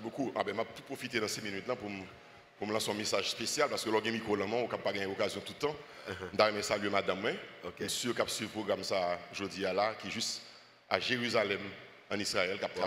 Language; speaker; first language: French; non-native, local second language; Haitian Creole